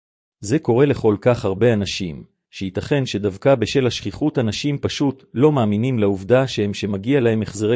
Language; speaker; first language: Hebrew; native; Hebrew